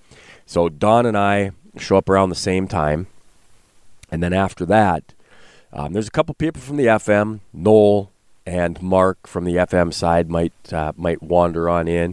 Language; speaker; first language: English; native; English